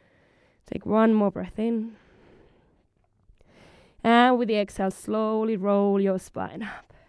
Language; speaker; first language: English; non-native, fluent; Finnish